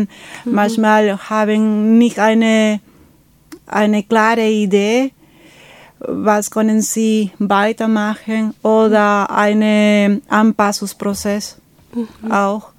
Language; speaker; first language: German; non-native, fluent; Spanish